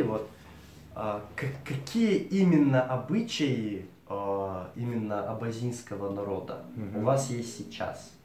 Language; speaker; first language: Russian; native; Russian